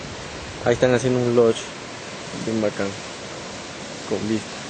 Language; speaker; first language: Spanish; native; Spanish